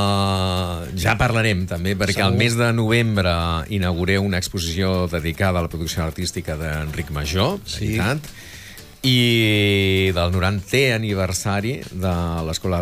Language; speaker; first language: Catalan; native; Catalan